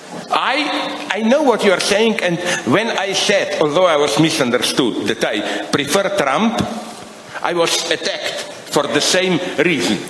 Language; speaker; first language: English; non-native, fluent; Slovenian